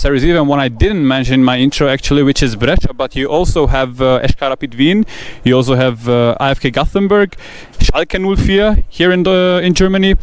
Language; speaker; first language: English; non-native, fluent; Hungarian